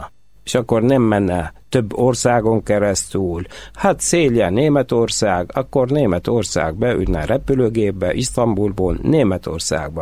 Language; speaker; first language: Hungarian; non-native, fluent; Arabic